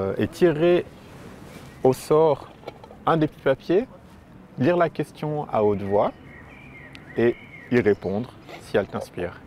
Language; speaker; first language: French; native; French